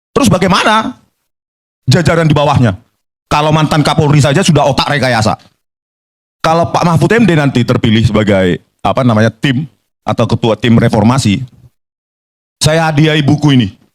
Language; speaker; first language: Indonesian; native; Indonesian